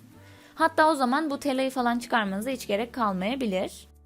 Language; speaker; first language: Turkish; native; Turkish